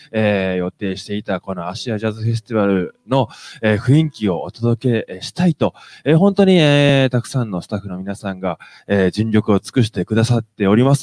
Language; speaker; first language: Japanese; native; Japanese